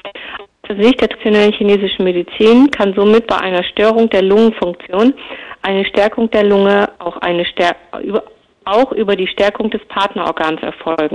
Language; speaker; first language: German; native; German